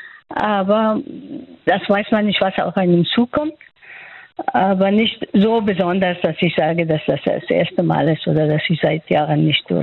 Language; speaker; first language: German; non-native, fluent; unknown